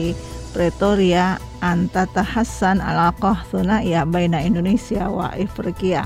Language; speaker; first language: Arabic; non-native, fluent; Indonesian